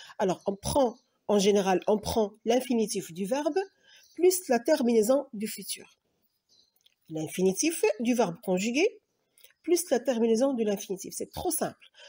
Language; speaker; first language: French; non-native, local second language; Arabic